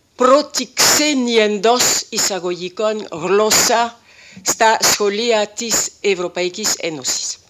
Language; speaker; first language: Greek; non-native, fluent; French